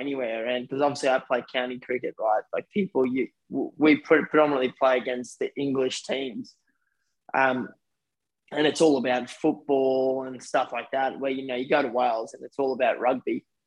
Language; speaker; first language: English; early bilingual, other home language; Afrikaans